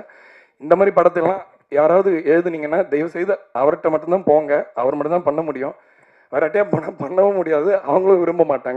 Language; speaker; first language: Tamil; native; Tamil